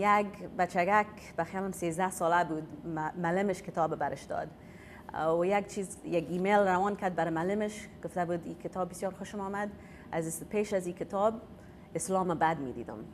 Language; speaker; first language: Persian; early bilingual, heritage; Persian